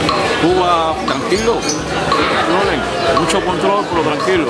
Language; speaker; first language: Spanish; native; Spanish